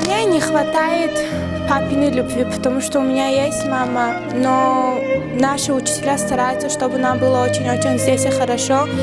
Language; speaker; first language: Russian; non-native, local second language; Tajik